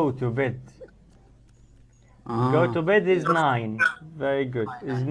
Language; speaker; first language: English; non-native, fluent; Arabic